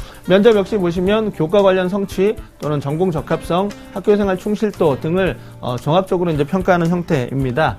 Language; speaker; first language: Korean; native; Korean